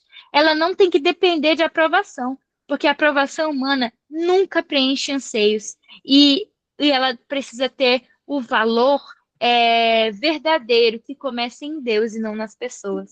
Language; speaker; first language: Portuguese; native; Portuguese